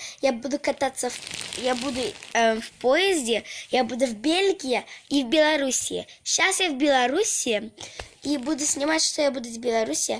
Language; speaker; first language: Russian; early bilingual, heritage; Russian